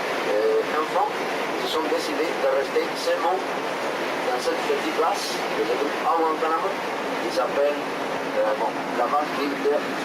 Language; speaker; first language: French; non-native, fluent; Spanish